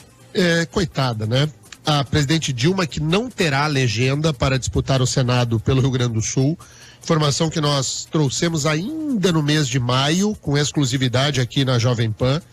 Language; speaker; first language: Portuguese; native; Portuguese